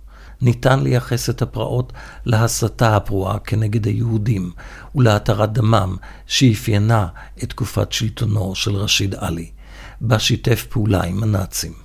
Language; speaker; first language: Hebrew; native; Hebrew